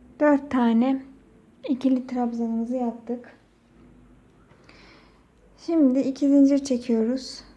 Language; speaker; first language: Turkish; native; Turkish